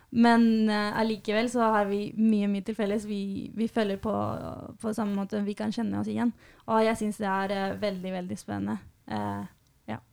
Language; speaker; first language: Norwegian; non-native, fluent; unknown